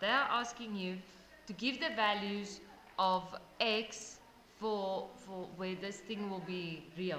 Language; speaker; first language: English; non-native, local second language; Afrikaans